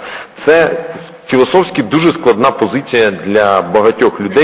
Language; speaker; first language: Ukrainian; native; Ukrainian